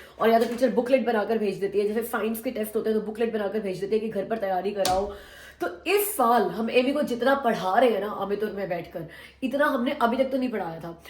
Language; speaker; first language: Hindi; native; Hindi